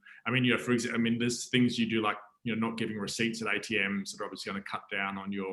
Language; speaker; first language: English; native; English